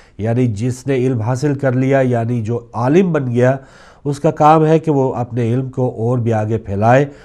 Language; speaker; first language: Urdu; native; Urdu